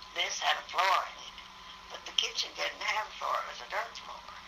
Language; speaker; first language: English; native; English